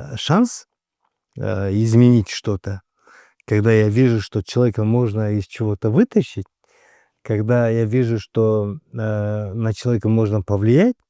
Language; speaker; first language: Russian; non-native, local second language; Kyrgyz